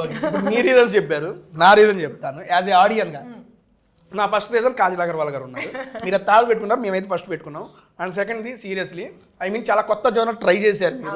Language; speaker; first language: Telugu; native; Telugu